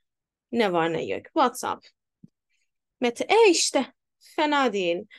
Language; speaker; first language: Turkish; non-native, fluent; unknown